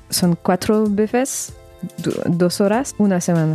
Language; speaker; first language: Spanish; non-native, fluent; French